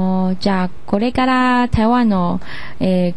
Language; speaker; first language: Japanese; non-native, learner; Chinese